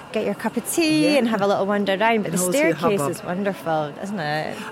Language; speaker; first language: English; native; English